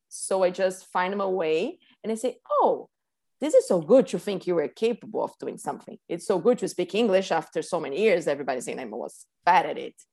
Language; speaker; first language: English; non-native, fluent; Portuguese